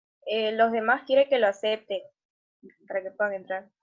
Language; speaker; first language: Spanish; native; Spanish